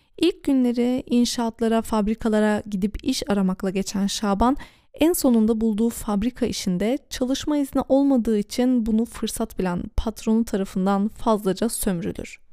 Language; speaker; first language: Turkish; early bilingual, heritage; Turkish